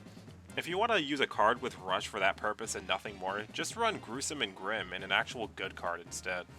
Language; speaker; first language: English; native; English